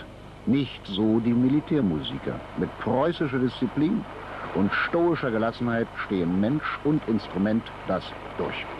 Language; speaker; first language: German; native; German